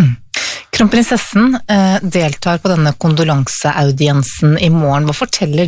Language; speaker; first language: Norwegian; native; Norwegian